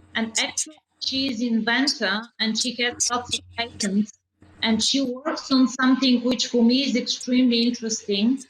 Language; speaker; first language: English; non-native, fluent; Bulgarian